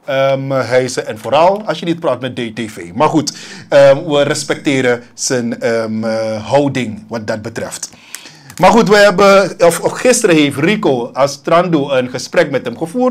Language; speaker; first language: Dutch; native; Dutch